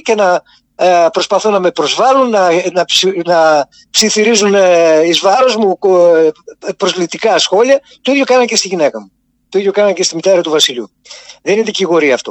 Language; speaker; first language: Greek; native; Greek